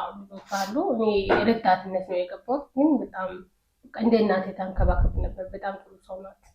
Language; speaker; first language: Amharic; non-native, local second language; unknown